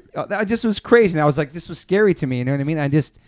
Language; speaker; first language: English; native; English